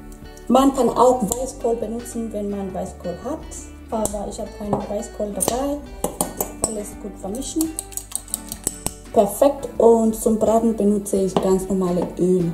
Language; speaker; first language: German; non-native, fluent; Swahili